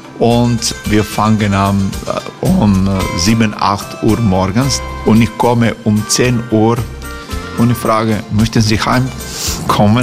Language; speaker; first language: German; non-native, learner; Croatian